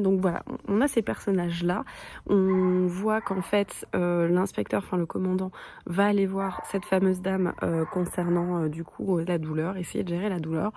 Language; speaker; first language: French; native; French